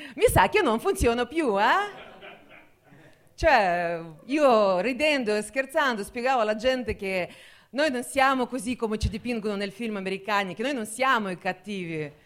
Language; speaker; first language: Italian; non-native, fluent; Russian